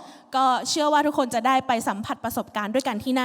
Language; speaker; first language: Thai; native; Thai